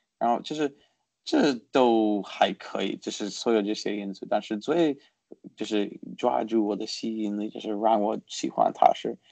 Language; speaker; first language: Chinese; early bilingual, heritage; Chinese